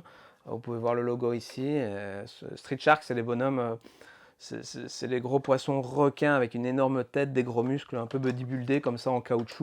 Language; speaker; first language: French; native; French